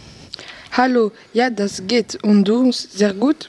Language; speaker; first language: German; non-native, learner; French